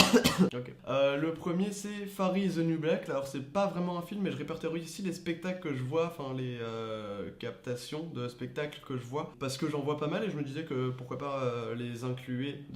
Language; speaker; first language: French; native; French